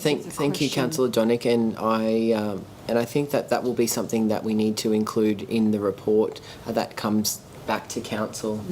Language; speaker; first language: English; native; English